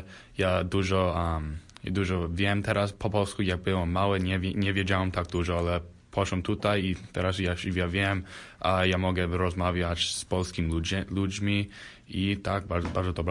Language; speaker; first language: Polish; early bilingual, heritage; Polish